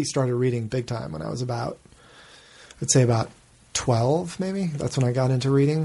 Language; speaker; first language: English; native; English